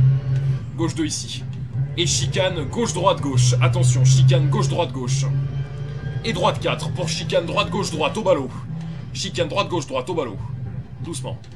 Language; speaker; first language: French; native; French